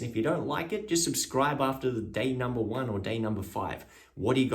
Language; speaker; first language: English; native; English